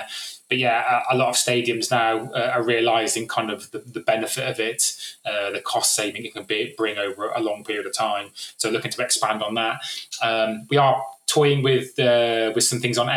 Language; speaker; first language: English; native; English